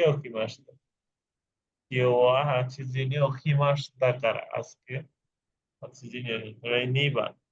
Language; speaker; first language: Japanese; non-native, fluent; Bangla